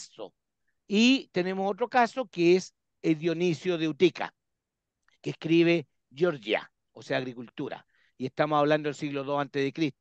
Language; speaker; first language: Spanish; native; Spanish